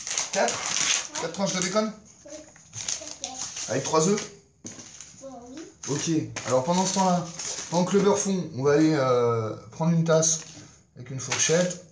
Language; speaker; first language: French; native; French